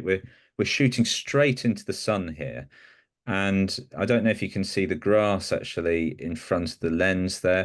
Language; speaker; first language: English; native; English